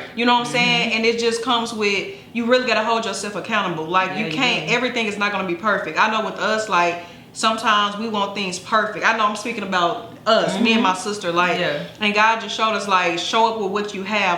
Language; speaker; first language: English; native; English